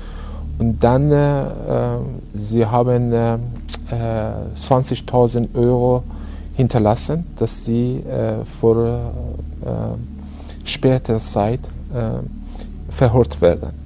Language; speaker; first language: German; non-native, learner; Persian